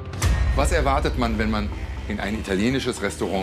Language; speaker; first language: German; native; German